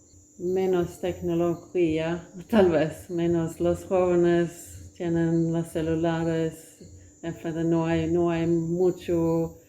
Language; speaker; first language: Spanish; non-native, learner; Swedish